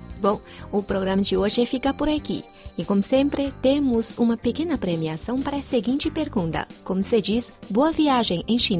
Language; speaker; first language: Portuguese; non-native, fluent; Chinese